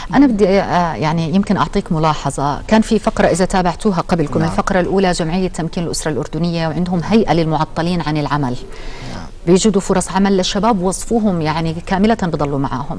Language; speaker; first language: Arabic; native; Arabic